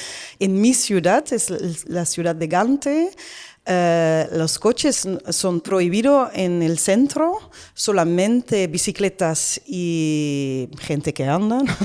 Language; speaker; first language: Spanish; non-native, learner; Dutch